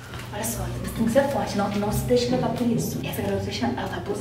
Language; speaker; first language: Portuguese; native; Portuguese